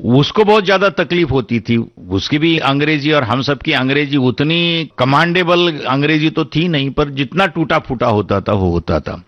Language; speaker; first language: Hindi; non-native, local second language; Marathi